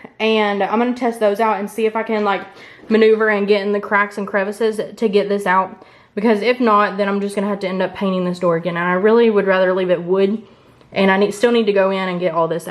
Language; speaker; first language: English; native; English